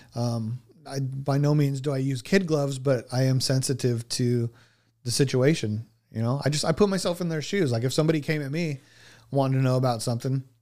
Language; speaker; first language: English; native; English